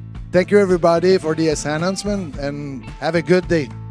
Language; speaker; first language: English; non-native, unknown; French